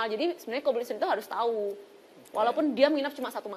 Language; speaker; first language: Indonesian; native; Indonesian